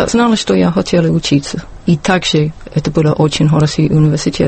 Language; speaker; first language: Russian; non-native, learner; English